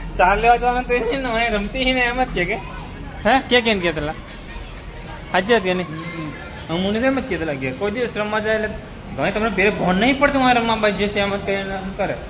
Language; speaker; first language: Gujarati; non-native, local second language; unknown